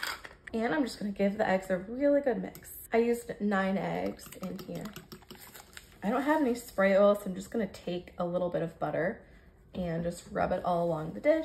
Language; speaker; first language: English; native; English